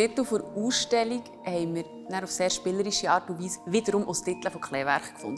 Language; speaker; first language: German; native; German